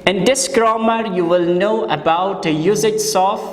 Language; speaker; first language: English; non-native, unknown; Persian